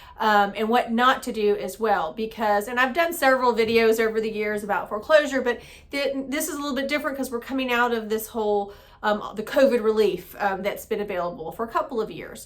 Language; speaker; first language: English; native; English